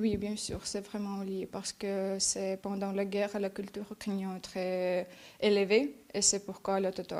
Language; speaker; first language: French; non-native, learner; Ukrainian